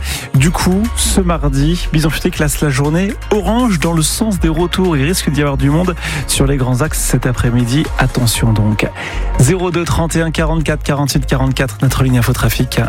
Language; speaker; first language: French; native; French